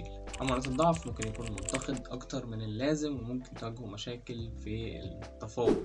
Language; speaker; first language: Arabic; native; Arabic